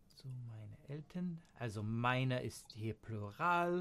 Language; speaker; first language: German; non-native, fluent; English